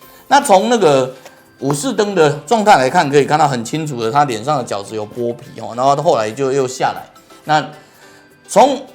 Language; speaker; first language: Chinese; native; Chinese